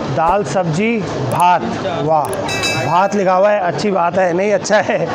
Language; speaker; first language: Hindi; native; Hindi